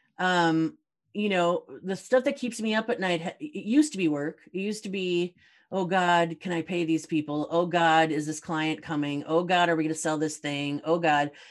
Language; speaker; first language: English; native; English